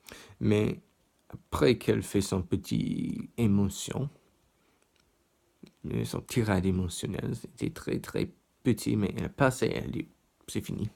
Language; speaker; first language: French; non-native, learner; English